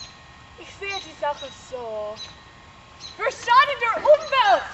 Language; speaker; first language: German; non-native, learner; English